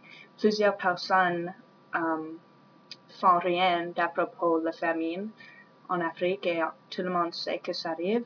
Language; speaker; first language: French; non-native, learner; English